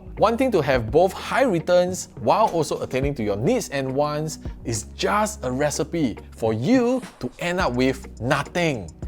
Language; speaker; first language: English; native; English